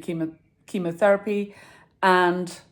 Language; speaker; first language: English; native; English